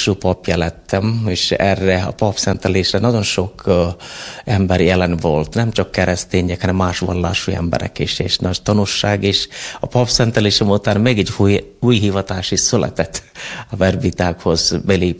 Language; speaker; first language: Hungarian; non-native, fluent; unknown